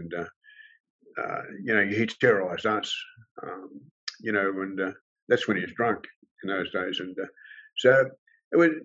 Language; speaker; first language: English; native; English